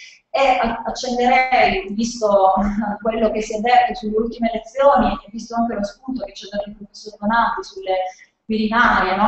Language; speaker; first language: Italian; native; Italian